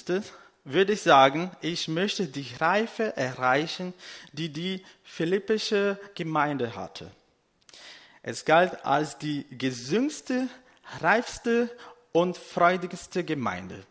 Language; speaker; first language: German; non-native, fluent; Portuguese